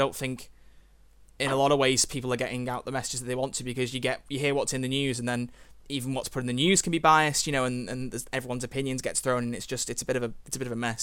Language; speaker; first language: English; native; English